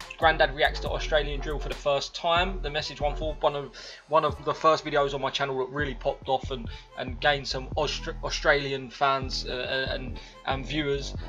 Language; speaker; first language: English; early bilingual, other home language; Italian